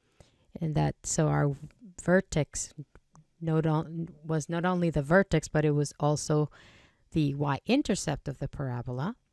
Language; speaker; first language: English; native; English